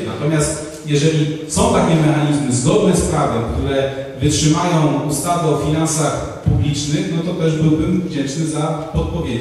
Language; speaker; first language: Polish; native; Polish